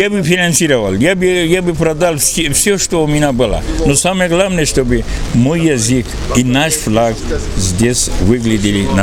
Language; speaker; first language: Russian; non-native, fluent; Pashto